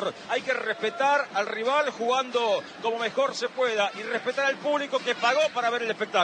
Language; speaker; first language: Spanish; native; Spanish